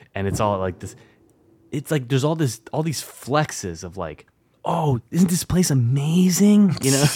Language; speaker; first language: English; early bilingual, other home language; French